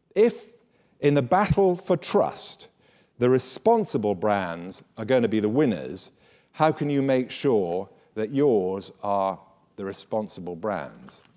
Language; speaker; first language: English; native; English